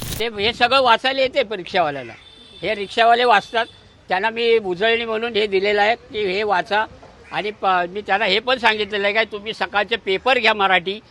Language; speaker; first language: Marathi; native; Marathi